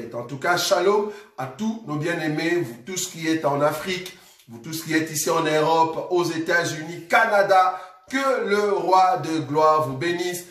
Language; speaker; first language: French; non-native, local second language; Lingala